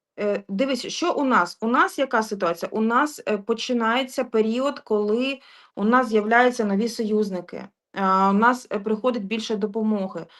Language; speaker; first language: Ukrainian; non-native, local second language; Russian